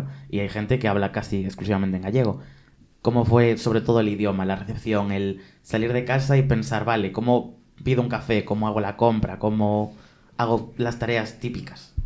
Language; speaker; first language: Spanish; native; Spanish